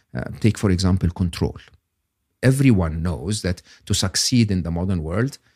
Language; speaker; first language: English; non-native, fluent; Arabic